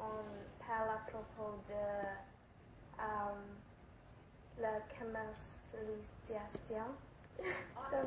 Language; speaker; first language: French; non-native, learner; English